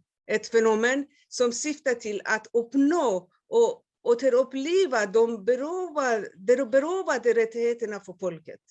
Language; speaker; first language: Swedish; non-native, fluent; Persian